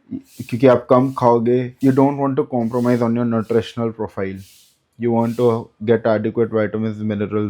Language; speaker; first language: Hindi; non-native, local second language; Bangla